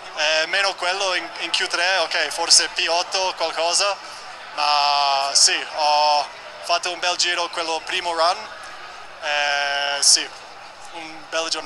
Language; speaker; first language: Italian; non-native, learner; English